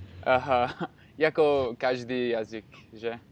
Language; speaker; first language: Czech; non-native, learner; English